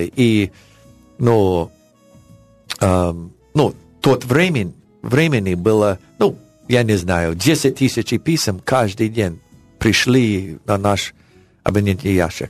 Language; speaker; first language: Russian; non-native, learner; English